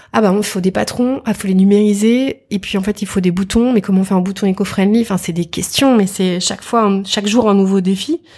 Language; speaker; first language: French; native; French